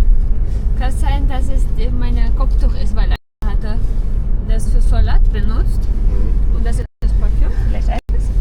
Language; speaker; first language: German; non-native, learner; Indonesian